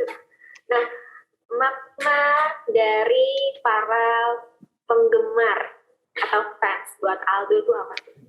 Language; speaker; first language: Indonesian; native; Indonesian